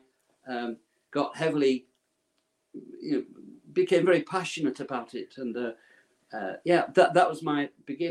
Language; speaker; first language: English; native; English